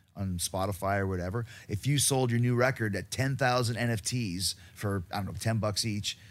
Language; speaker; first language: English; native; English